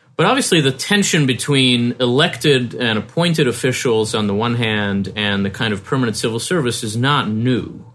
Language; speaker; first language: English; native; English